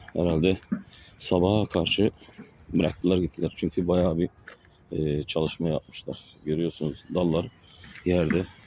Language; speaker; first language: Turkish; native; Turkish